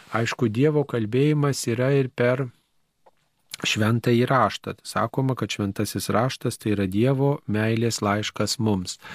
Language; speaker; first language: Lithuanian; native; Lithuanian